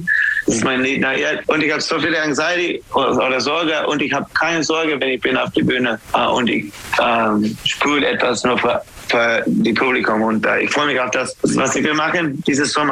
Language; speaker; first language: German; non-native, learner; English